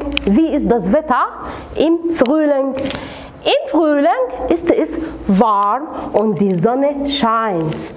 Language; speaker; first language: German; non-native, fluent; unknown